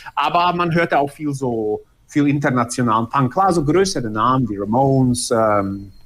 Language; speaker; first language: German; early bilingual, other home language; Bosnian